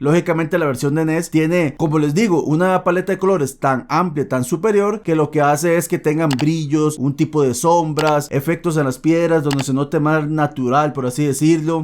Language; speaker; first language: Spanish; native; Spanish